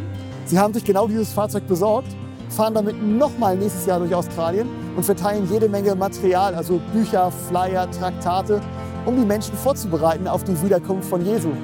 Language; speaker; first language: German; native; German